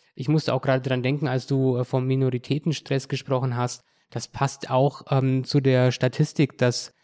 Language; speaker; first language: German; native; German